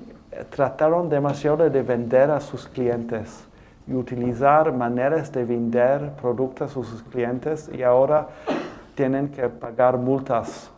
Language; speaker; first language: Spanish; non-native, fluent; English